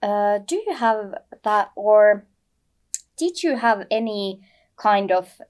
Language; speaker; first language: English; non-native, fluent; Finnish